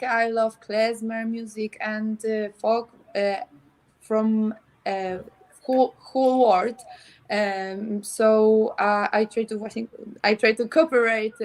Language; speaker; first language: English; non-native, learner; Polish